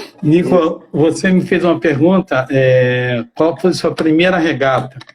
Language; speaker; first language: Portuguese; native; Portuguese